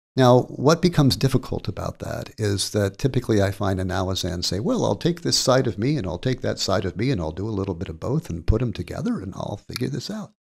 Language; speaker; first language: English; native; English